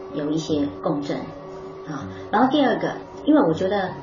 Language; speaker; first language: Chinese; non-native, local second language; Hakka Chinese